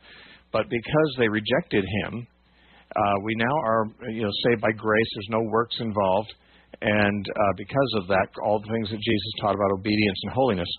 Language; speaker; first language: English; native; English